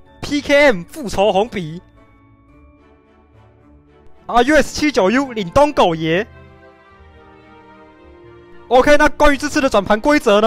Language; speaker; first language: Chinese; native; Chinese